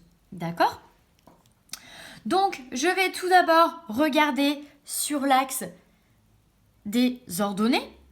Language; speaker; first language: French; native; French